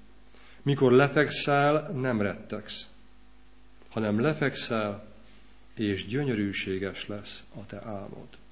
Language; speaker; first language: Hungarian; native; Hungarian